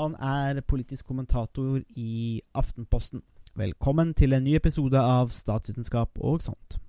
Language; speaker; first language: Norwegian; native; Norwegian